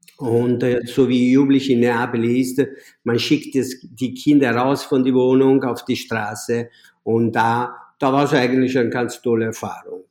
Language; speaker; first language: German; non-native, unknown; Italian